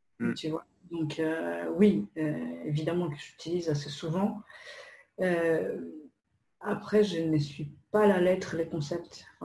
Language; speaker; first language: French; non-native, fluent; Polish